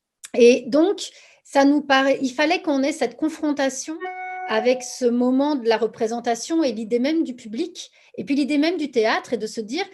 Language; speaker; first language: French; native; French